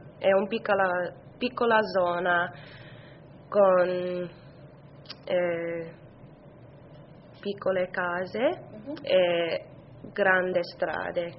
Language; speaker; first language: Italian; non-native, learner; English